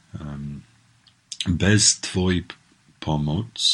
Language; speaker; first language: Polish; non-native, learner; English